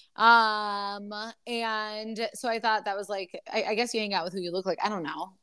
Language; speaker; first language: English; native; English